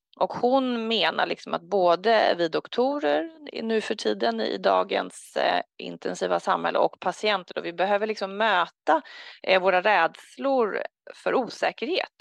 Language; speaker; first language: Swedish; native; Swedish